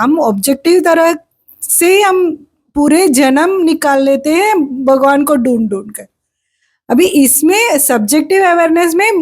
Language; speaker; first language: Hindi; non-native, local second language; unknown